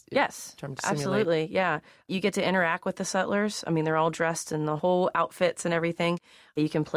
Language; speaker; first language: English; native; English